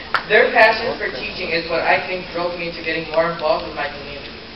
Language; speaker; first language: English; early bilingual, other home language; Spanish